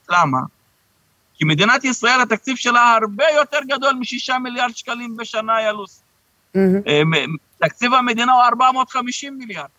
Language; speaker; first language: Hebrew; non-native, local second language; Arabic